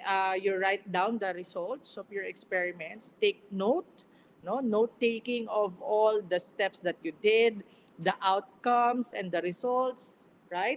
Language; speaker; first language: English; non-native, local second language; Filipino